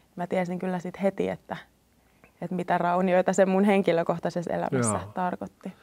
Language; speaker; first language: Finnish; native; Finnish